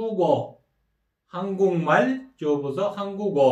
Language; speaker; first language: Korean; non-native, fluent; Kyrgyz